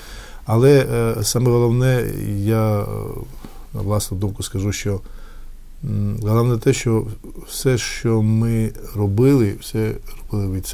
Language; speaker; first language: Ukrainian; non-native, fluent; Georgian